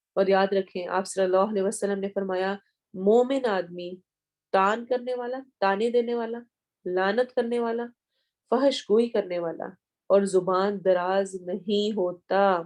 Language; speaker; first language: Urdu; native; Urdu